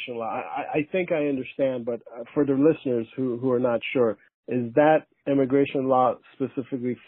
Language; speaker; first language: English; early bilingual, other home language; Persian